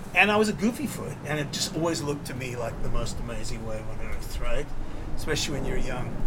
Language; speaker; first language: English; native; English